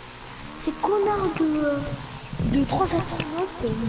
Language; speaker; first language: French; native; French